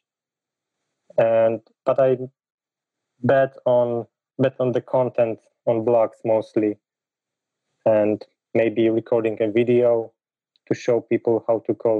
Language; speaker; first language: English; non-native, fluent; Polish